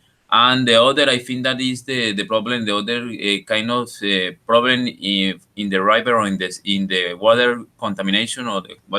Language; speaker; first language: English; non-native, learner; Spanish